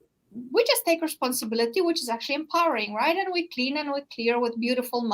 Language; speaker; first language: English; non-native, fluent; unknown